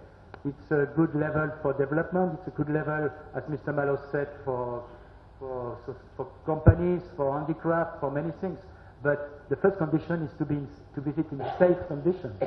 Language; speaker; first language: English; non-native, learner; French